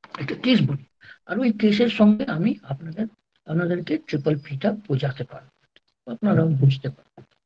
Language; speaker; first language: Bangla; non-native, local second language; Hindi